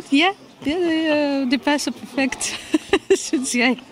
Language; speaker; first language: Danish; non-native, fluent; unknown